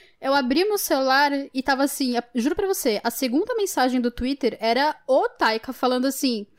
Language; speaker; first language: Portuguese; native; Portuguese